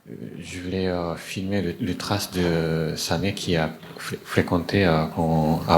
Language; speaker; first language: French; non-native, fluent; Japanese